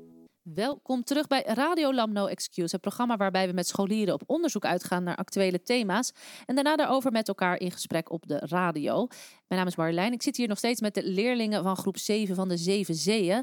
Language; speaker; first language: Dutch; native; Dutch